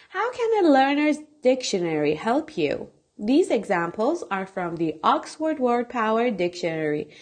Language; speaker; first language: English; non-native, fluent; Persian